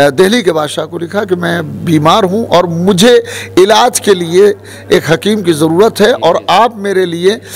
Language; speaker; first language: Hindi; native; Hindi